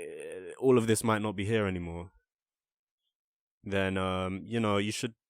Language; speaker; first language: English; native; English